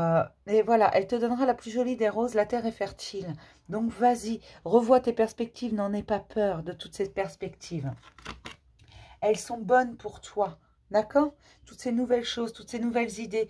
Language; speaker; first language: French; native; French